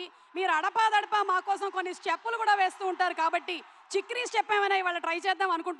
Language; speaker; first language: Telugu; native; Telugu